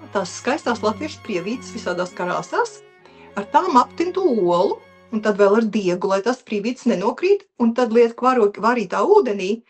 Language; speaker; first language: Latvian; native; Latvian